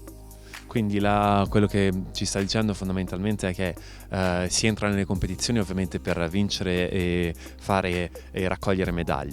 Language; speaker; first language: Italian; native; Italian